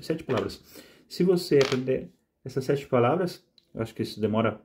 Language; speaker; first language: Portuguese; non-native, fluent; Spanish